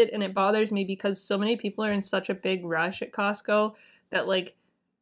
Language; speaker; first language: English; native; English